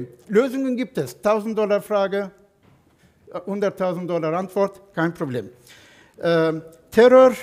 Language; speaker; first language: German; non-native, fluent; Turkish